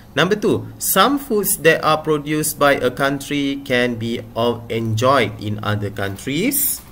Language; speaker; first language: English; non-native, local second language; Malay